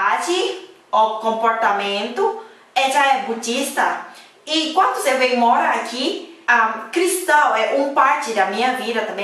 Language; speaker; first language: Portuguese; non-native, fluent; Thai